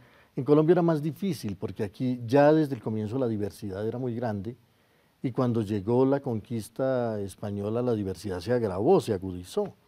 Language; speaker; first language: Spanish; native; Spanish